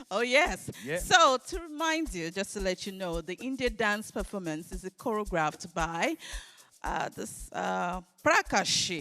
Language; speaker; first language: English; non-native, local second language; Igbo